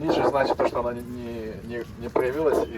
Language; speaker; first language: Russian; native; Russian